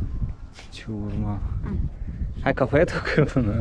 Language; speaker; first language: Turkish; native; Turkish